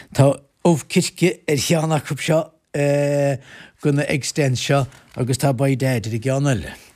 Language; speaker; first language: Irish; native; Irish